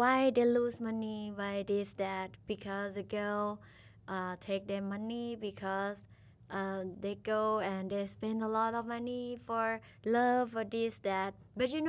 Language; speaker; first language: English; non-native, learner; Thai